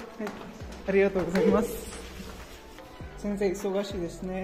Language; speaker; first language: Japanese; non-native, learner; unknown